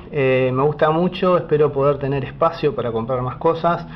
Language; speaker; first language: Spanish; native; Spanish